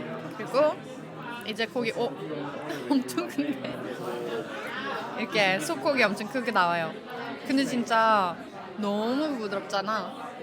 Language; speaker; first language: Korean; non-native, fluent; Norwegian